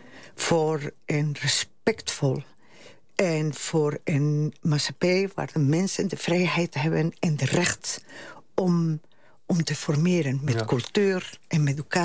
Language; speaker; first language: Dutch; non-native, fluent; Spanish